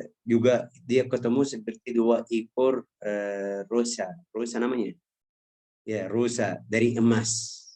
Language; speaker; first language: Indonesian; non-native, fluent; Arabic